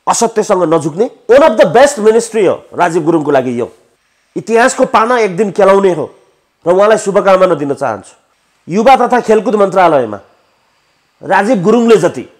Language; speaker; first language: Nepali; native; Nepali